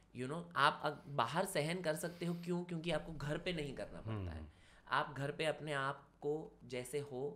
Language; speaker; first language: Hindi; non-native, local second language; Marathi